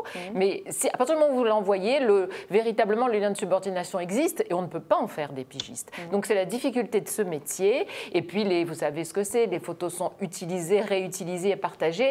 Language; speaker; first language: French; native; French